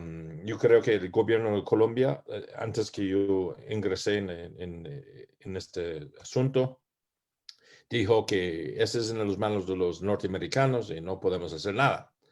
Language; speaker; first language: Spanish; non-native, learner; English